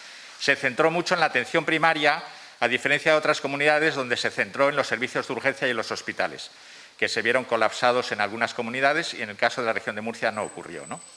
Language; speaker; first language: Spanish; native; Spanish